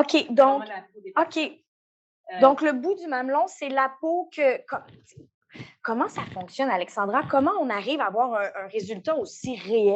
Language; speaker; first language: French; native; French